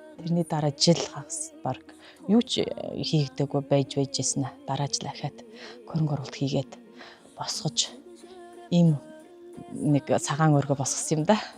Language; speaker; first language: Mongolian; non-native, local second language; Kazakh